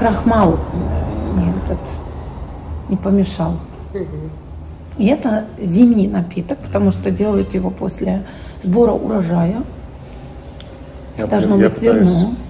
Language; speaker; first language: Russian; native; Russian